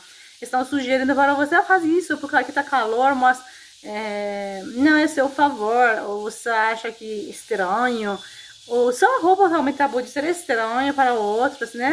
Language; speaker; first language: Portuguese; non-native, fluent; Persian